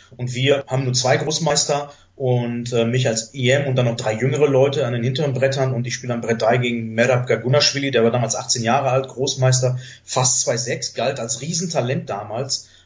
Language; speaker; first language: German; native; German